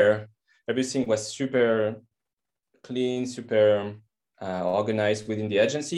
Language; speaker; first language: English; non-native, fluent; French